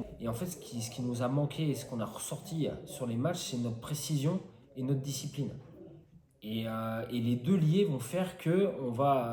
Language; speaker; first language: French; native; French